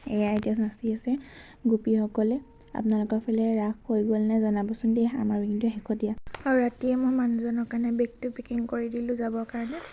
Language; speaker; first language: Assamese; native; Assamese